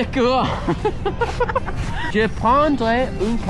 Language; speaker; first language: French; non-native, learner; English